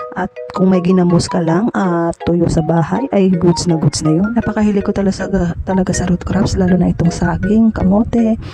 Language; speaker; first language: Filipino; non-native, local second language; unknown